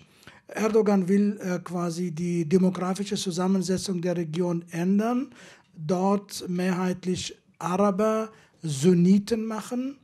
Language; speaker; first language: German; non-native, fluent; Kurdish